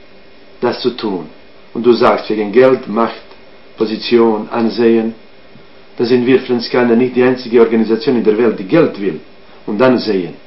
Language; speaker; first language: German; non-native, fluent; Croatian